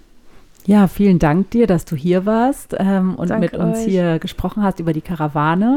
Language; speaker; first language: German; native; German